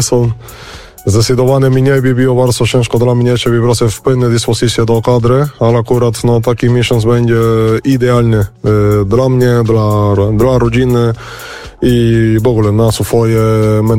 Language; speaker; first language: Polish; non-native, fluent; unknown